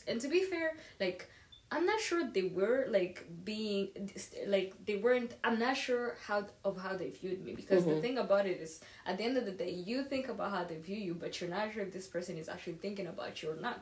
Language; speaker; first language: English; non-native, local second language; Kinyarwanda